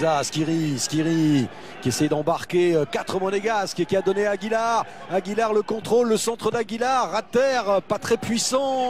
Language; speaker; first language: French; native; French